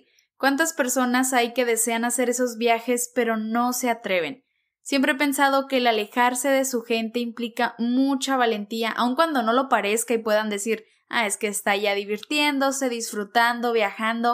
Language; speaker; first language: Spanish; native; Spanish